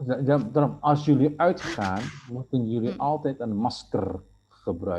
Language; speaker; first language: Dutch; non-native, fluent; Indonesian